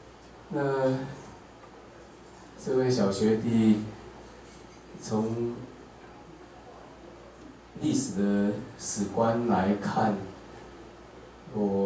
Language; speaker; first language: Chinese; native; Chinese